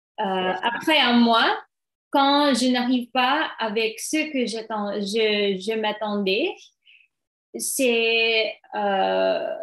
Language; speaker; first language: French; non-native, learner; English